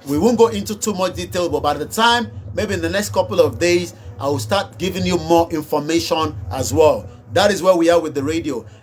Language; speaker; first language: English; non-native, local second language; Yoruba